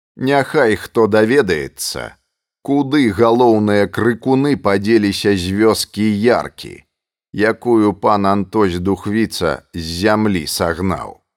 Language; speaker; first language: Belarusian; native; Belarusian